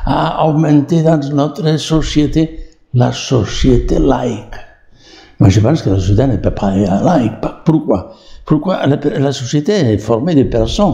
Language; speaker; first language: French; non-native, learner; Catalan